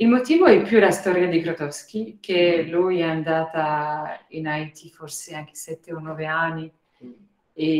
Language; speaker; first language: Italian; non-native, fluent; French